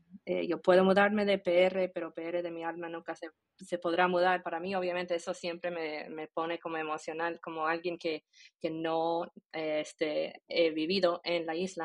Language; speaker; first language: Spanish; early bilingual, heritage; Spanish